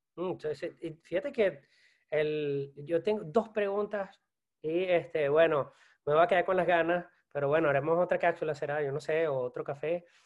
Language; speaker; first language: Spanish; native; Spanish